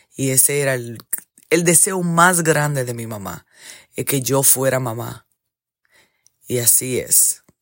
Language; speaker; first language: Spanish; early bilingual, heritage; Spanish